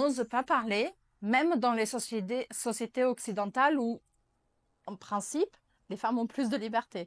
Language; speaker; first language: French; non-native, fluent; Portuguese